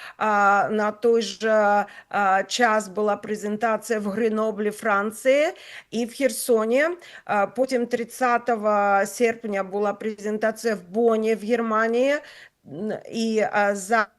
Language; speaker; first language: Ukrainian; non-native, local second language; Russian